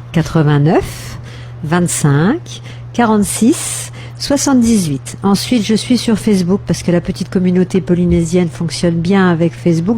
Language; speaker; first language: French; native; French